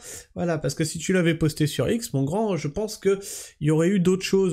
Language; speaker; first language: French; native; French